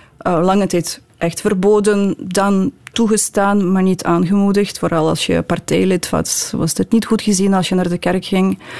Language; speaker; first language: Dutch; non-native, fluent; Ukrainian